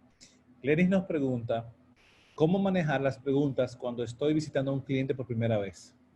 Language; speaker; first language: Spanish; native; Spanish